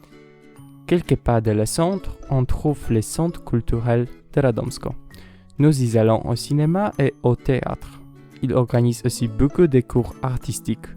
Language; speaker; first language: French; non-native, learner; Polish